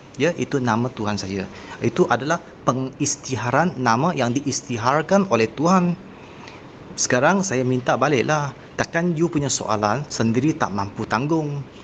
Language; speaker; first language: Malay; non-native, local second language; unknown